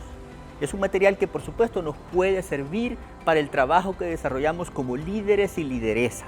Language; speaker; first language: Spanish; native; Spanish